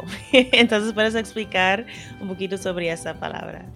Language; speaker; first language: Spanish; non-native, fluent; English